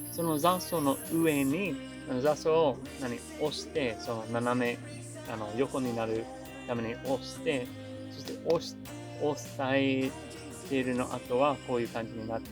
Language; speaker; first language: Japanese; non-native, learner; English